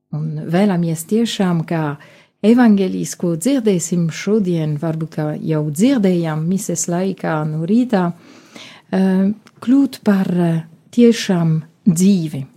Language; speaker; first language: Latvian; non-native, fluent; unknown